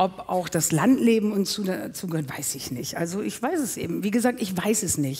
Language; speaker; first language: German; native; German